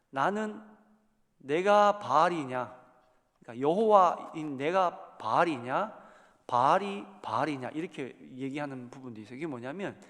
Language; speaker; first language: Korean; native; Korean